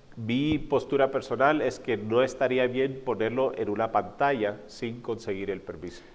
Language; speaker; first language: Spanish; non-native, fluent; English